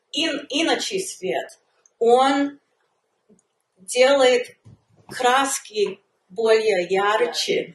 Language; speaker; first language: Russian; early bilingual, heritage; Russian